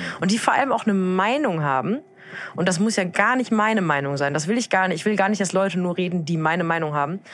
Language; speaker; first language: German; native; German